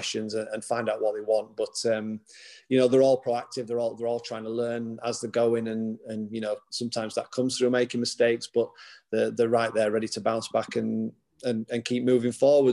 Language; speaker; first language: English; native; English